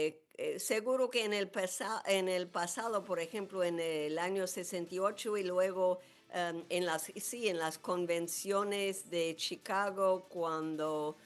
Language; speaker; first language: Spanish; non-native, fluent; English